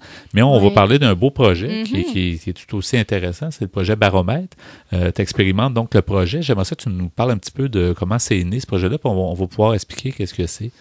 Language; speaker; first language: French; native; French